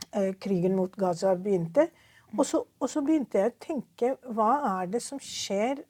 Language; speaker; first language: Norwegian; non-native, fluent; Urdu